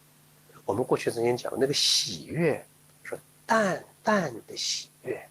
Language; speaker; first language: Chinese; native; Chinese